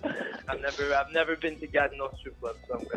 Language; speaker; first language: English; native; English